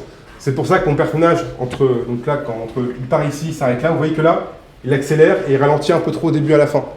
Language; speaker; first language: French; native; French